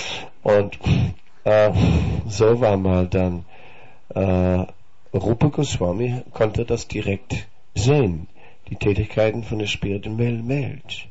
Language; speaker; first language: German; non-native, fluent; Dutch